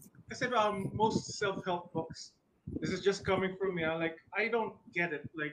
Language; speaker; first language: English; non-native, local second language; Filipino